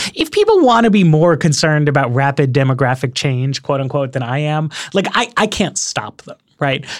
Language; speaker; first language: English; native; English